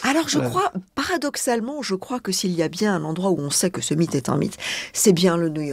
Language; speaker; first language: French; native; French